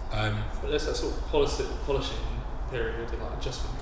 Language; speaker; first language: English; native; English